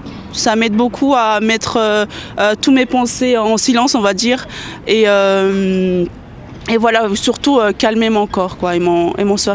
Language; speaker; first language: French; non-native, fluent; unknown